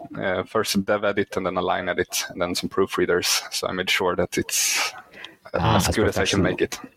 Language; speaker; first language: English; non-native, fluent; Swedish